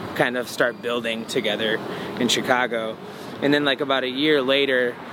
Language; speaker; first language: English; native; English